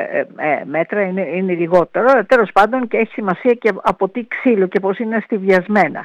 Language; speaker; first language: Greek; native; Greek